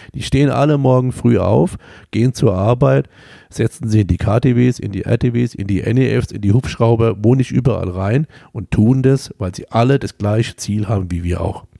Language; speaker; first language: German; native; German